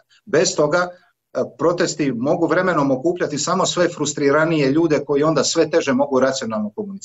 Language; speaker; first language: Serbian; native; Serbian